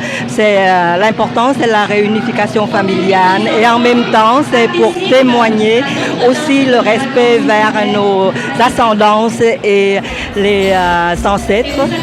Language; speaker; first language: French; non-native, fluent; Vietnamese